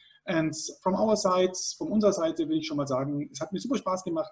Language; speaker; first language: German; native; German